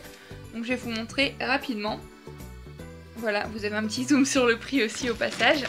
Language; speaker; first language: French; native; French